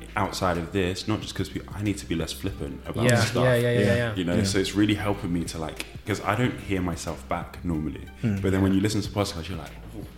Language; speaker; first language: English; early bilingual, other home language; Yoruba